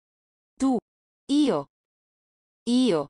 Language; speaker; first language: Italian; non-native, learner; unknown